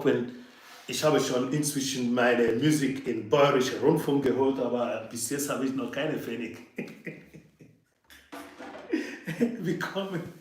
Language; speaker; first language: German; non-native, fluent; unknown